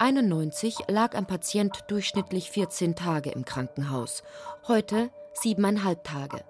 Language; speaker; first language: German; native; German